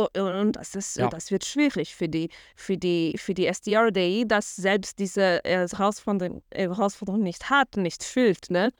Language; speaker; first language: German; non-native, fluent; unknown